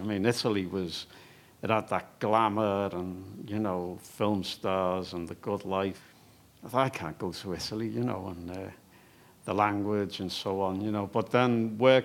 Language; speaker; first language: English; native; English